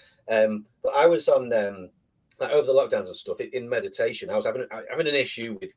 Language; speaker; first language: English; native; English